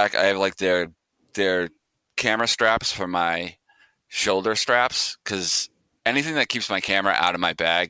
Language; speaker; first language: English; native; English